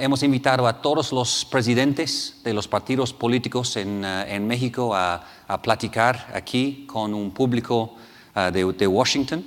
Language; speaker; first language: Spanish; non-native, fluent; English